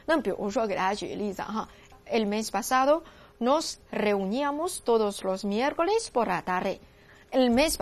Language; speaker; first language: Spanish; non-native, learner; Chinese